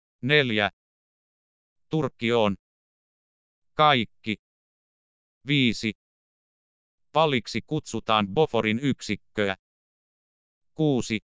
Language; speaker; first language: Finnish; native; Finnish